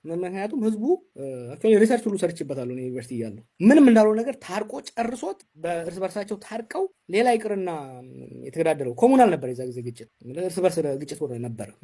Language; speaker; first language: Amharic; non-native, local second language; Oromo